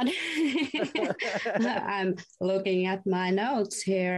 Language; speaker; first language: English; non-native, fluent; Finnish